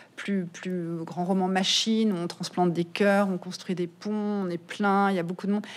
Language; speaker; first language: French; native; French